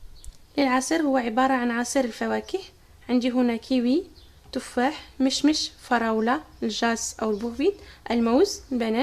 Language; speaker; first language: Arabic; native; Arabic